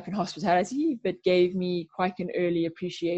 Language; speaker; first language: English; native; English